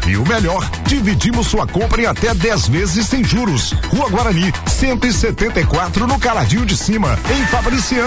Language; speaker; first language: Portuguese; native; Portuguese